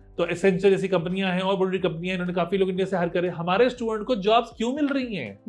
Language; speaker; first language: Hindi; native; Hindi